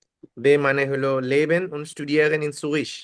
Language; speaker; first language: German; non-native, fluent; Bangla